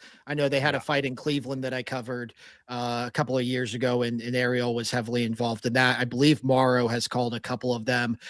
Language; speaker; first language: English; native; English